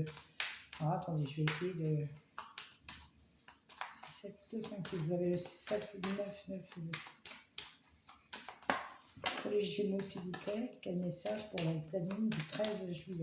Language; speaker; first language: French; native; French